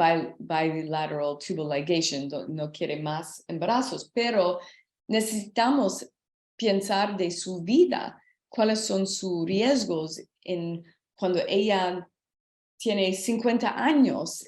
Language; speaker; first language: Spanish; non-native, learner; English